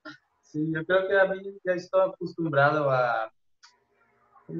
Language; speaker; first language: Spanish; non-native, fluent; Portuguese